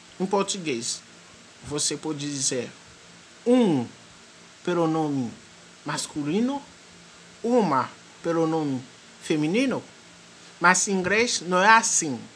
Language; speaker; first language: Portuguese; non-native, fluent; French